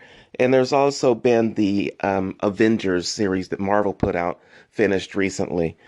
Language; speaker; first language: English; native; English